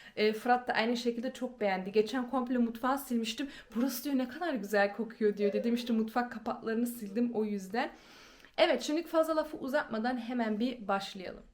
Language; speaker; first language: Turkish; early bilingual, heritage; Turkish